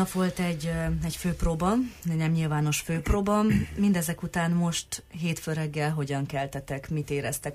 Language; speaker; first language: Hungarian; native; Hungarian